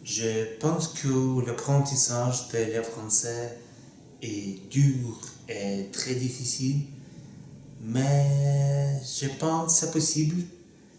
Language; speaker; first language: French; non-native, learner; Russian